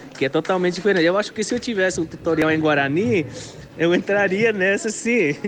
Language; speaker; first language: Portuguese; non-native, local second language; Guarani